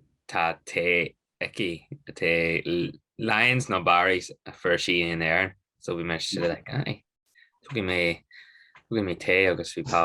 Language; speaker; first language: Irish; native; Irish